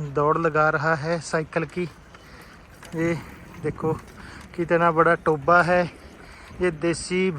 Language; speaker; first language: Hindi; non-native, local second language; Punjabi